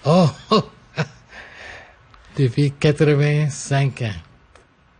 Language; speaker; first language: French; non-native, local second language; English